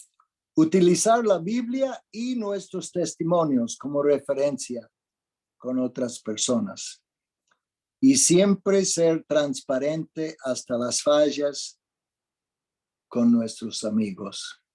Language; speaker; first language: Spanish; non-native, fluent; English